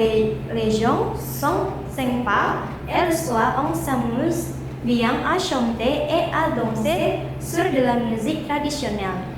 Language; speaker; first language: French; non-native, learner; Indonesian